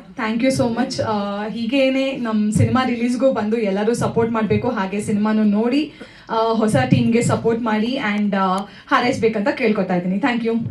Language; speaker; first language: Kannada; native; Kannada